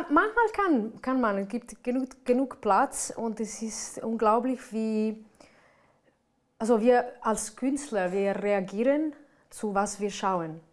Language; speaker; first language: German; non-native, fluent; Italian